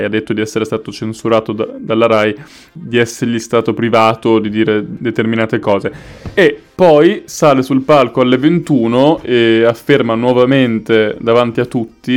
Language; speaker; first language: Italian; native; Italian